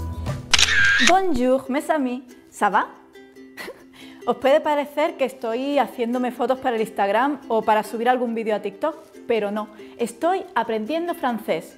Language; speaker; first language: Spanish; native; Spanish